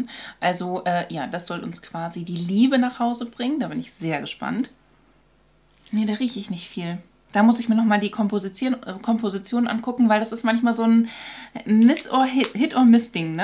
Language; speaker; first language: German; native; German